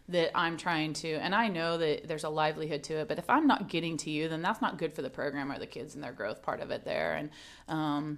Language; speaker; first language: English; native; English